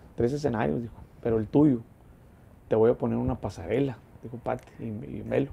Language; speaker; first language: Spanish; native; Spanish